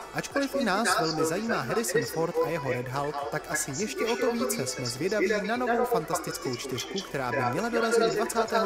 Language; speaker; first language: Czech; native; Czech